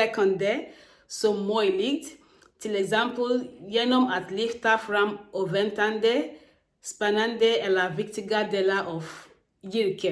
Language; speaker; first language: Swedish; non-native, learner; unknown